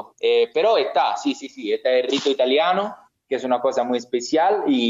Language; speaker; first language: Spanish; non-native, learner; Italian